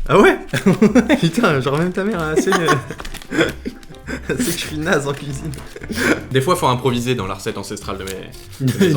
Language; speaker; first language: French; native; French